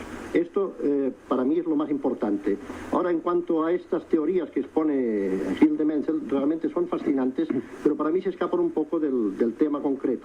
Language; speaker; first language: Spanish; native; Spanish